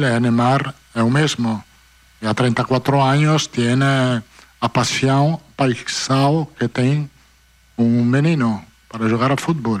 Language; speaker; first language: Spanish; non-native, fluent; Italian